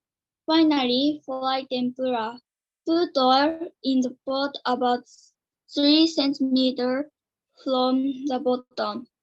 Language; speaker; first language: English; non-native, learner; Japanese